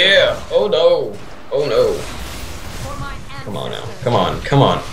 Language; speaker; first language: English; native; English